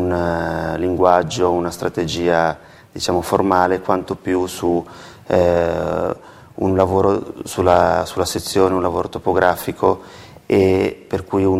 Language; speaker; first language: Italian; native; Italian